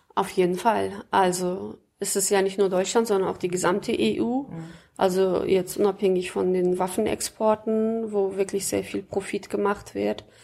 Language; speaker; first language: German; early bilingual, other home language; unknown